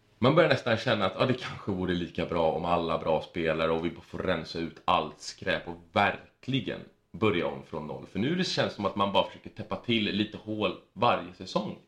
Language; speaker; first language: Swedish; early bilingual, other home language; Spanish